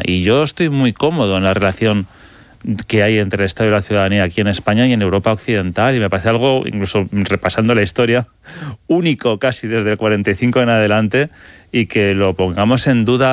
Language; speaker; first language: Spanish; native; Spanish